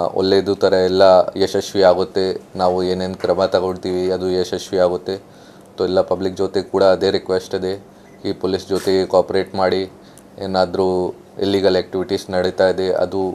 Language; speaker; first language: Kannada; non-native, fluent; Hindi